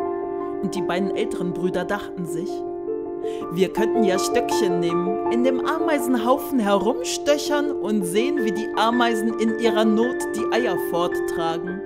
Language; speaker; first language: German; native; German